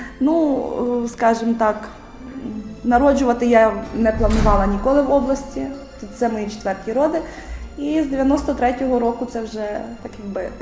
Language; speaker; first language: Ukrainian; native; Ukrainian